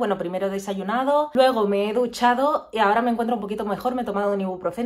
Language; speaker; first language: Spanish; native; Spanish